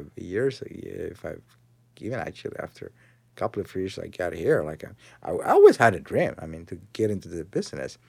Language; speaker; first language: English; non-native, fluent; Tigrinya